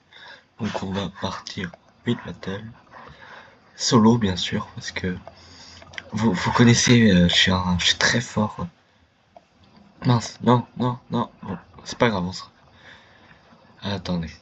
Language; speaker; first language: French; native; French